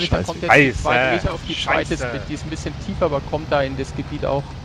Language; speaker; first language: German; native; German